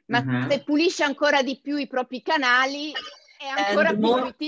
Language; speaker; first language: Italian; native; Italian